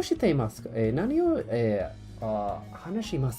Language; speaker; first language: Japanese; non-native, learner; English